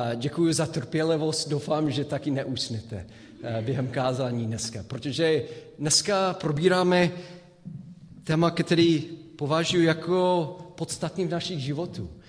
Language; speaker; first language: Czech; non-native, fluent; English